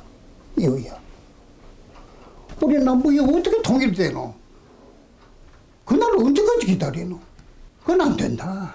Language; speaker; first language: Korean; native; Korean